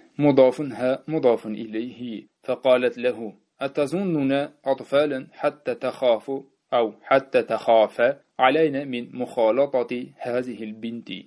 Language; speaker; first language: Arabic; non-native, fluent; Uzbek